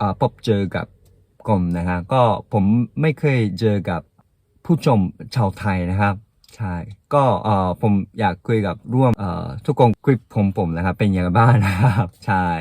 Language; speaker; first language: Thai; non-native, fluent; Japanese